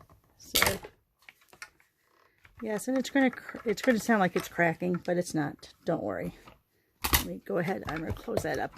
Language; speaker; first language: English; native; English